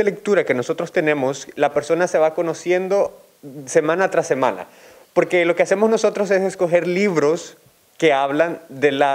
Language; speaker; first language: Spanish; native; Spanish